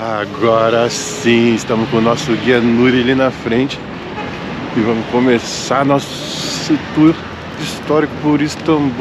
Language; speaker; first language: Portuguese; native; Portuguese